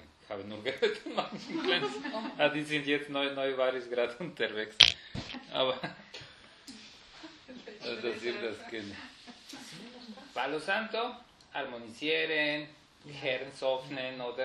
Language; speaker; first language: German; non-native, fluent; Spanish